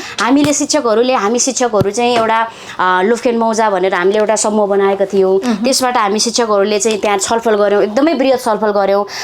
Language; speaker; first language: Nepali; non-native, local second language; Eastern Tamang